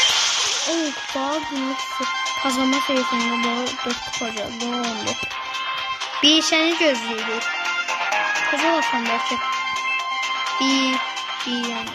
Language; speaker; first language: Turkish; non-native, learner; Azerbaijani